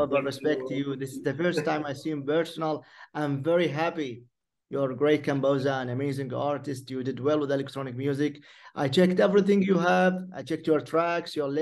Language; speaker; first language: English; non-native, fluent; Arabic